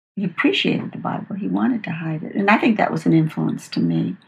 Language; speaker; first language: English; native; English